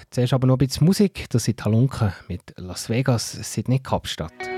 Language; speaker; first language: German; native; German